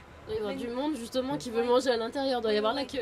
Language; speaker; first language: French; native; French